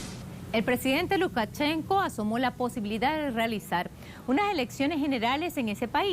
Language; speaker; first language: Spanish; native; Spanish